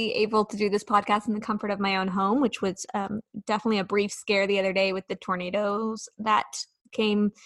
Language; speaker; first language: English; native; English